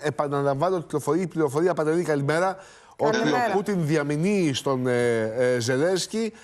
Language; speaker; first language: Greek; native; Greek